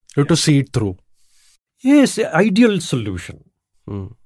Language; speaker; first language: English; non-native, local second language; Gujarati